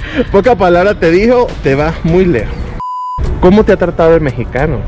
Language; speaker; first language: Spanish; native; Spanish